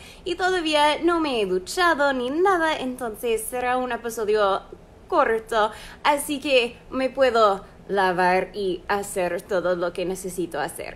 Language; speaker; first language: Spanish; non-native, fluent; English